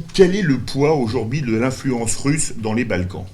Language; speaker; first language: French; native; French